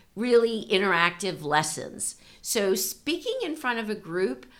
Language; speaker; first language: English; native; English